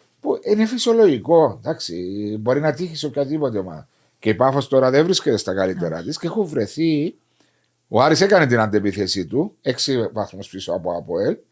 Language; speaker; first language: Greek; native; Greek